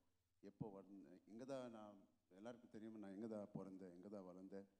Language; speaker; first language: Tamil; non-native, local second language; Telugu